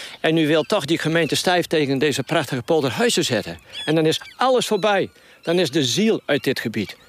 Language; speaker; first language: Dutch; non-native, local second language; Western Frisian